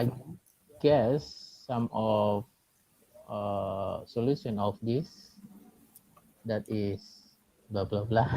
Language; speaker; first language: English; non-native, learner; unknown